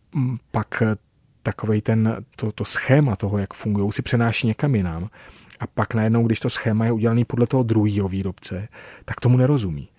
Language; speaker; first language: Czech; native; Czech